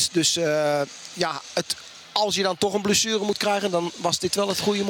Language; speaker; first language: Dutch; native; Dutch